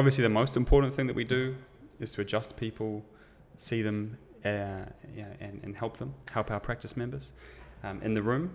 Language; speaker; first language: English; native; English